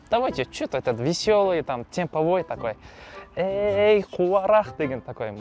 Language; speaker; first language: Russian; non-native, local second language; Kazakh